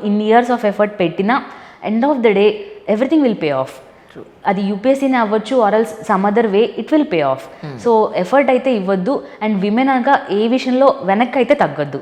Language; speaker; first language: Telugu; native; Telugu